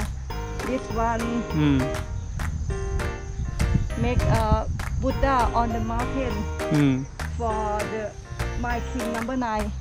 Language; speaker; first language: English; non-native, learner; Thai